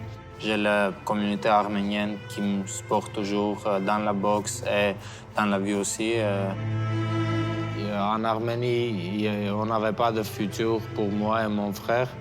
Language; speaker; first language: French; non-native, learner; Armenian